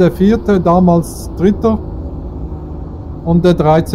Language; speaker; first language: German; native; German